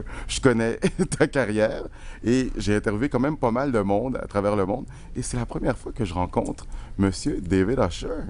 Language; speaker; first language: French; native; French